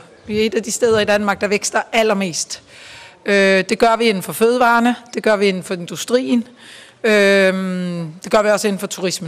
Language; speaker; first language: Danish; native; Danish